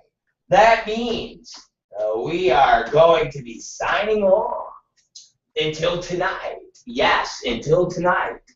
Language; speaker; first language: English; native; English